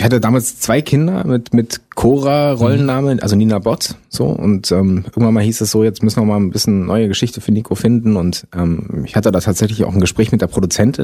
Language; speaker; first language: German; non-native, local second language; French